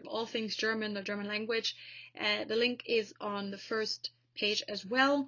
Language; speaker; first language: English; non-native, fluent; German